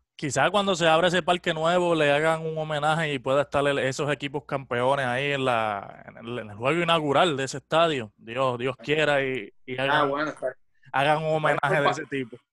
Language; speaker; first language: Spanish; native; Spanish